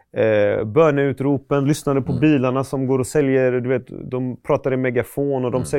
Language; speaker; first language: Swedish; early bilingual, other home language; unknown